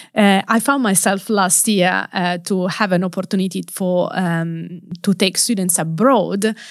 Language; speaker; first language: English; non-native, fluent; Italian